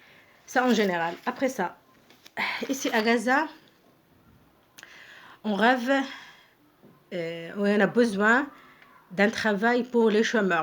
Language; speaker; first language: French; non-native, fluent; Arabic